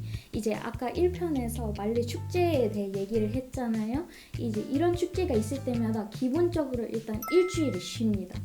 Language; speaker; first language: Korean; non-native, fluent; Malay